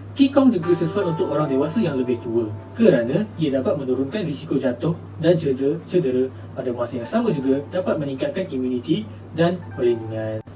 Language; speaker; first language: Malay; non-native, local second language; Chinese